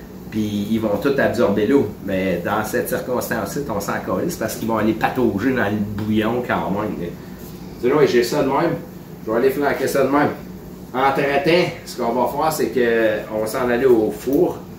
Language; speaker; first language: French; native; French